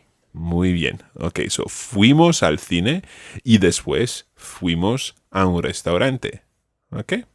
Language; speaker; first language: Spanish; non-native, fluent; English